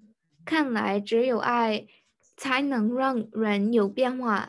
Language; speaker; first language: Chinese; non-native, learner; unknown